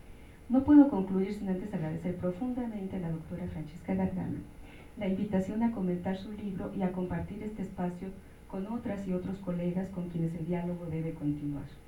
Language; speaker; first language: Spanish; native; Spanish